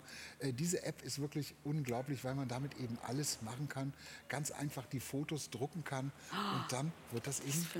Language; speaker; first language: German; native; German